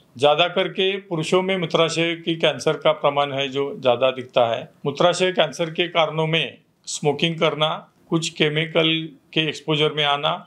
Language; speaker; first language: Hindi; non-native, local second language; Marathi